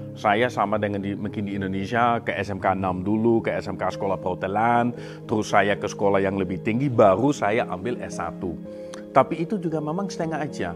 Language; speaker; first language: Indonesian; non-native, fluent; Dutch